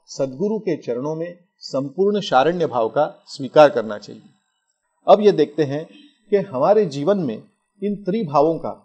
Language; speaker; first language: Hindi; non-native, local second language; Marathi